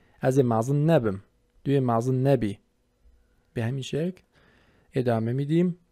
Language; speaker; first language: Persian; non-native, local second language; Kurdish